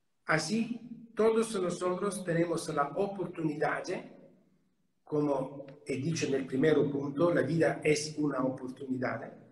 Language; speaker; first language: Spanish; non-native, fluent; Italian